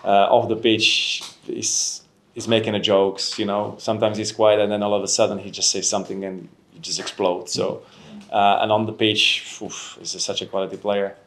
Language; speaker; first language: English; non-native, fluent; Slovak